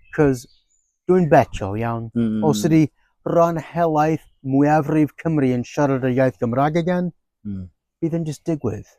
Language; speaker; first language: Welsh; non-native, fluent; English